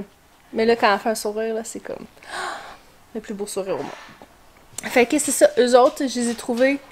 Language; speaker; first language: French; native; French